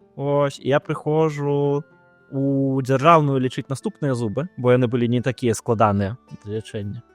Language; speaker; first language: Belarusian; non-native, local second language; Russian